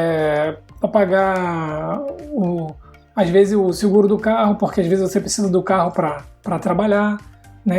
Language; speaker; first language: Portuguese; native; Portuguese